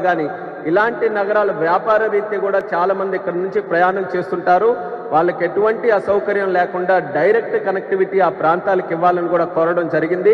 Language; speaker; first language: Telugu; native; Telugu